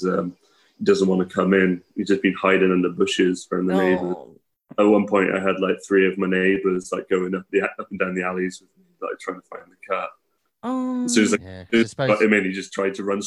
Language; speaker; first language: English; native; English